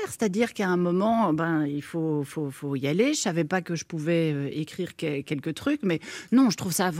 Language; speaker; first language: French; native; French